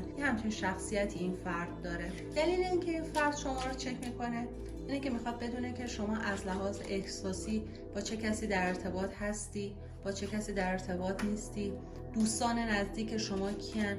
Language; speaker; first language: Persian; native; Persian